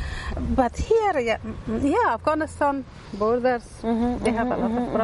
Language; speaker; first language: English; non-native, learner; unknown